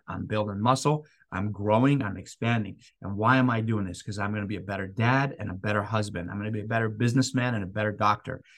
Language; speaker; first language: English; non-native, fluent; Persian